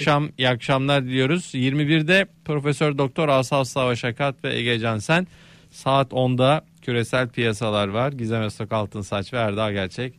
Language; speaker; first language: Turkish; native; Turkish